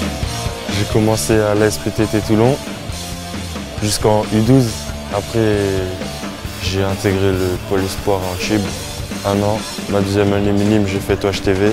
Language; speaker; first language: French; early bilingual, heritage; French